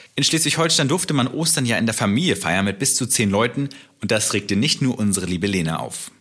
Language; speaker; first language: German; native; German